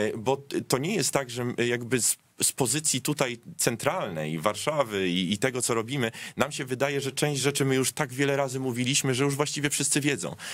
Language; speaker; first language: Polish; native; Polish